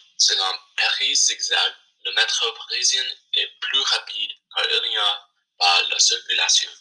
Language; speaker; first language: French; non-native, learner; English